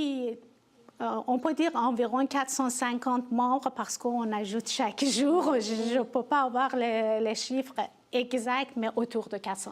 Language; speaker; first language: French; non-native, fluent; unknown